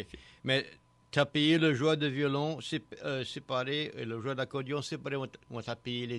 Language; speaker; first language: French; native; French